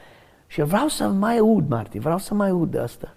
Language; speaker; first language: Romanian; non-native, learner; English